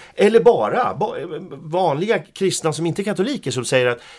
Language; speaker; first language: Swedish; native; Swedish